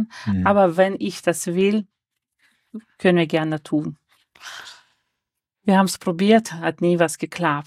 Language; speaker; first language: German; early bilingual, other home language; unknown